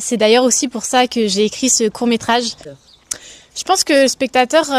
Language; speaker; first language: French; native; French